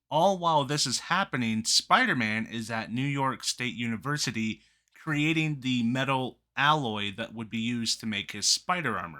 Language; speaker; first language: English; native; English